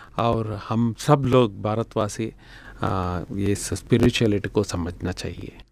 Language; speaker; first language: Hindi; non-native, local second language; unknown